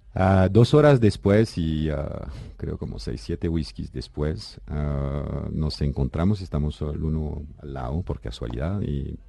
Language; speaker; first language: Spanish; non-native, fluent; French